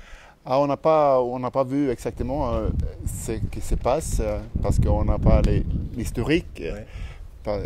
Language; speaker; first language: French; non-native, learner; Swedish